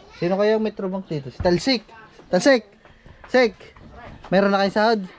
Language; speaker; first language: Filipino; native; Filipino